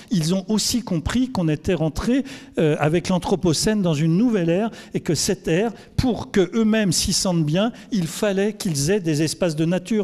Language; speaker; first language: French; native; French